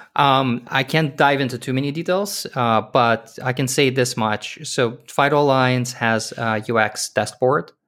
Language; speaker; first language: English; early bilingual, other home language; Russian